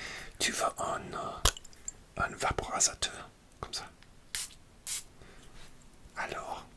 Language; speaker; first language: French; non-native, learner; English